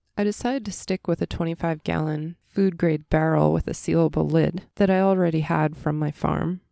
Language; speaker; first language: English; native; English